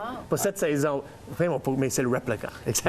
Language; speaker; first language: French; non-native, learner; English